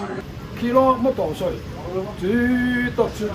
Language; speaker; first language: Japanese; non-native, fluent; Chinese